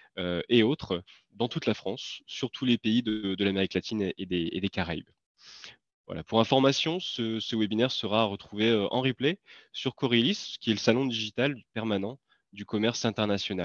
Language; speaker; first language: French; native; French